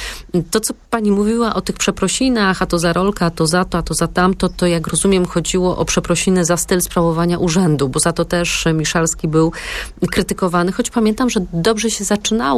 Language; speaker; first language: Polish; native; Polish